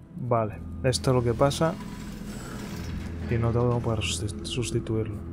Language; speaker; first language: Spanish; native; Spanish